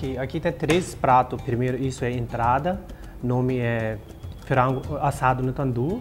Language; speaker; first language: Portuguese; non-native, learner; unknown